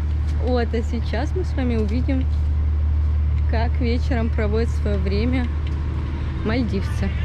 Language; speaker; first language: Russian; native; Russian